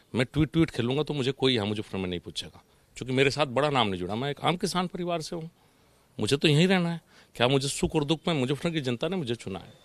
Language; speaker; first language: Hindi; native; Hindi